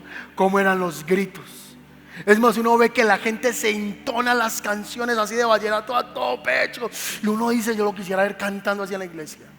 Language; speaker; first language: Spanish; native; Spanish